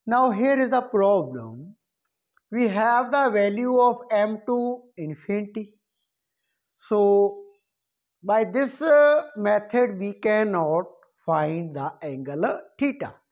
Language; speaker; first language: English; non-native, local second language; Punjabi